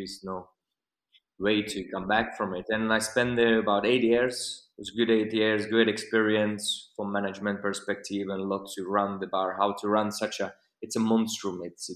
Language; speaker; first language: English; non-native, fluent; Slovak